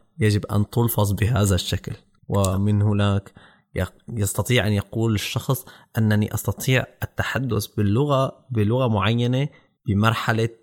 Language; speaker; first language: Arabic; native; Arabic